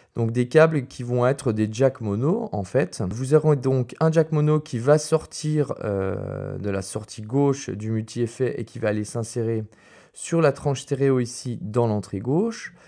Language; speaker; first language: French; native; French